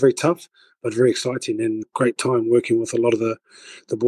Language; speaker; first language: English; native; English